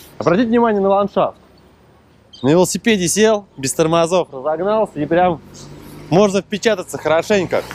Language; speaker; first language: Russian; native; Russian